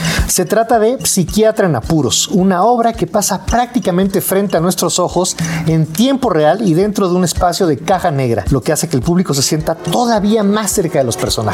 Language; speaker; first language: Spanish; native; Spanish